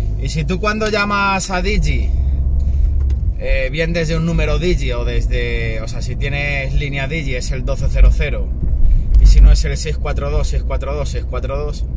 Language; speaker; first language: Spanish; native; Spanish